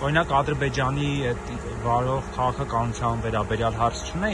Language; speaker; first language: Armenian; native; Armenian